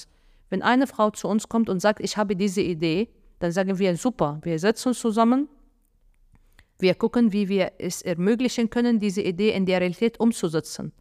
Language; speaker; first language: German; non-native, fluent; Arabic